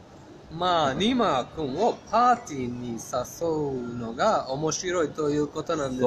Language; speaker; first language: Japanese; non-native, fluent; Persian